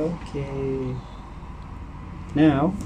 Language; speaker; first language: English; non-native, learner; Thai